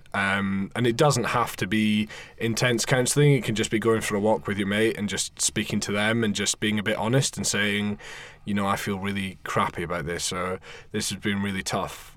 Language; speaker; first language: English; native; English